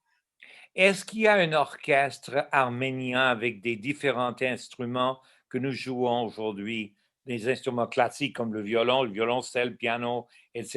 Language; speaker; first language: French; non-native, local second language; English